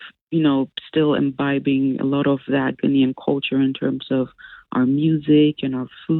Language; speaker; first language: English; non-native, local second language; Akan